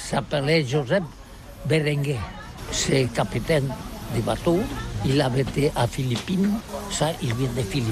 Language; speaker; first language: French; non-native, learner; Catalan